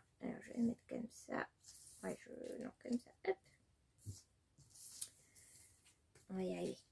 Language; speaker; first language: French; native; French